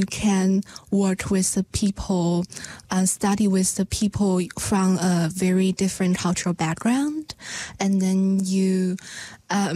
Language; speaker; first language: English; non-native, learner; Chinese